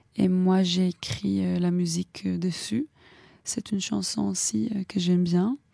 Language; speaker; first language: French; early bilingual, heritage; French